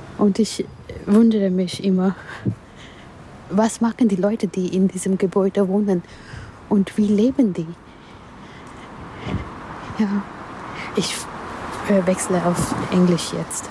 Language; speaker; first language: German; non-native, learner; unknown